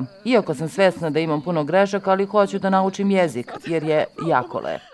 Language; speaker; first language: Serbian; non-native, learner; Russian